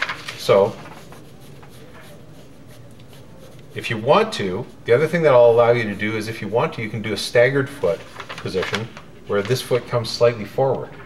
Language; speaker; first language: English; native; English